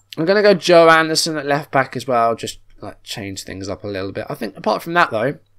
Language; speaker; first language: English; native; English